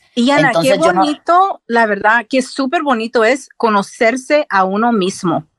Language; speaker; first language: Spanish; early bilingual, heritage; Spanish